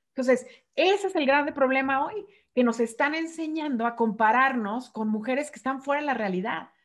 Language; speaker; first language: Spanish; native; Spanish